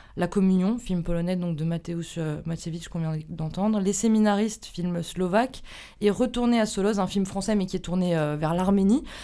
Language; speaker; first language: French; native; French